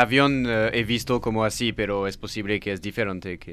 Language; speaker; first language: Spanish; non-native, learner; French